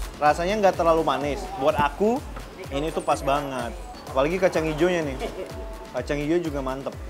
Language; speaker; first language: Indonesian; native; Indonesian